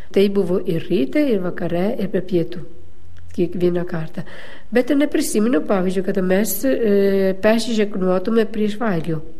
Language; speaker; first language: Lithuanian; non-native, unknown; Italian